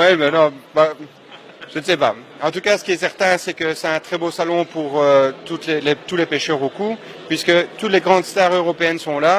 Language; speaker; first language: French; native; French